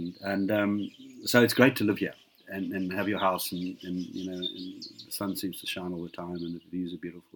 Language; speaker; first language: English; native; English